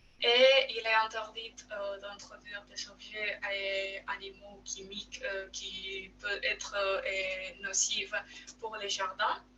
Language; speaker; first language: French; non-native, learner; Spanish